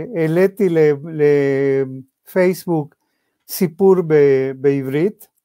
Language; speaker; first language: Hebrew; non-native, fluent; Spanish